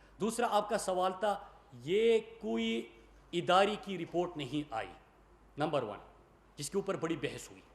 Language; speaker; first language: Urdu; non-native, local second language; Pashto